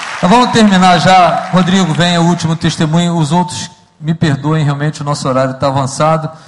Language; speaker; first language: Portuguese; native; Portuguese